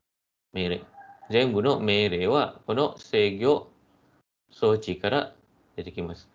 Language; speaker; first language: Japanese; non-native, fluent; Malay